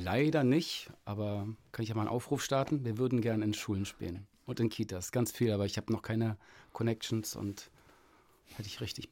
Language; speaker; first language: German; native; German